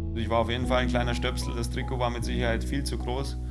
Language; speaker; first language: German; native; German